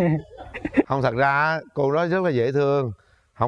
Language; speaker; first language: Vietnamese; native; Vietnamese